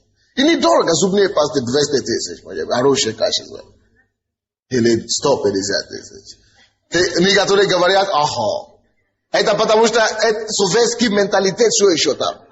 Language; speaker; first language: Russian; non-native, fluent; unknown